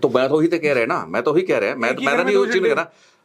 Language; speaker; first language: Hindi; non-native, local second language; Punjabi